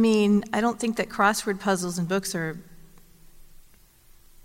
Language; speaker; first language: English; native; English